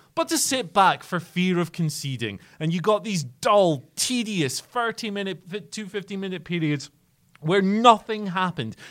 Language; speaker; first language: English; native; English